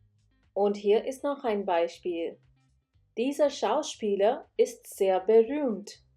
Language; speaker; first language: German; non-native, fluent; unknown